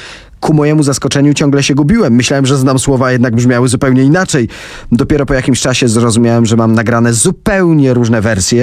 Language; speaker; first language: Polish; native; Polish